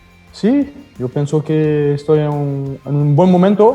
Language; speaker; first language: Spanish; non-native, learner; French